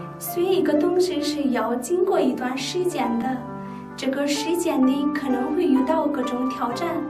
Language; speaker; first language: Chinese; non-native, fluent; Nepali